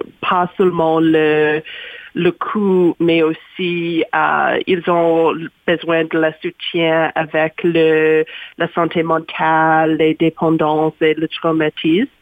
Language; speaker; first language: French; non-native, learner; English